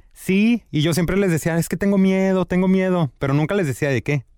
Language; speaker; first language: Spanish; native; Spanish